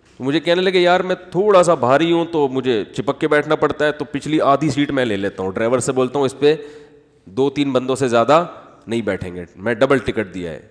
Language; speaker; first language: Urdu; native; Urdu